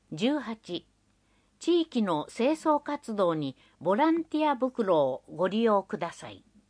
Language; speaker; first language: Japanese; native; Japanese